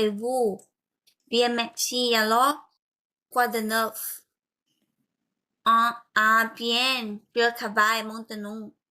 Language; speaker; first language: French; non-native, learner; Vietnamese